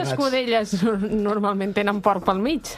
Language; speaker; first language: Catalan; native; Catalan